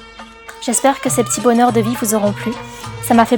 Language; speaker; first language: French; native; French